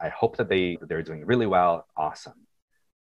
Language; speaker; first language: English; non-native, fluent; Portuguese